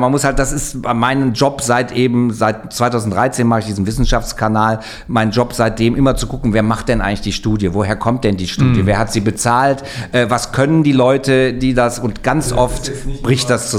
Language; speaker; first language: German; native; German